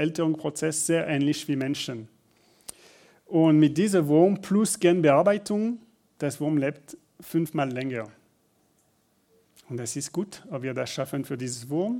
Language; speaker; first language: German; non-native, learner; French